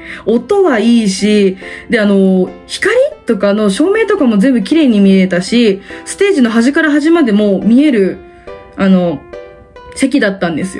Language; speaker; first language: Japanese; native; Japanese